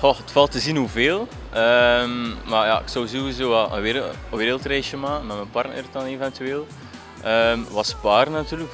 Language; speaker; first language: Dutch; native; Dutch